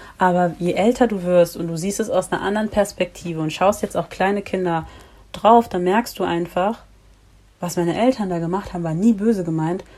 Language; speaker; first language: German; early bilingual, other home language; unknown